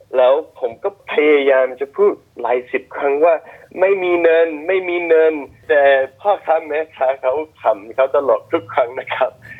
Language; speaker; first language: Thai; non-native, fluent; English